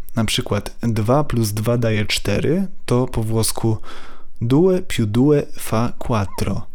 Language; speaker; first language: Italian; non-native, learner; Polish